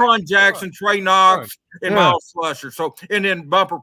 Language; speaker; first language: English; native; English